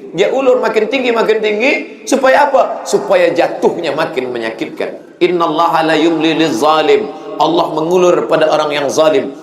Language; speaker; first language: Malay; native; Malay